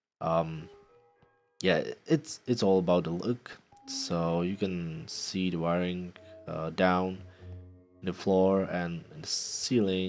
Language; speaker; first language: English; non-native, fluent; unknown